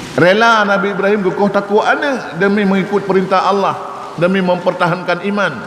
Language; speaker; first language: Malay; non-native, local second language; Achinese